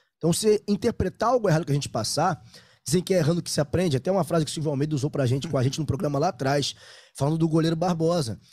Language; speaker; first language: Portuguese; native; Portuguese